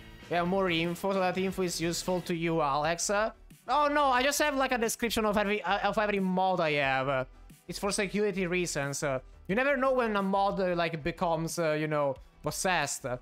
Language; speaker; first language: English; non-native, fluent; Italian